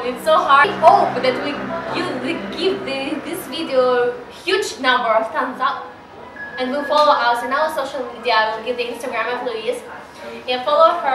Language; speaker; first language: English; non-native, learner; Russian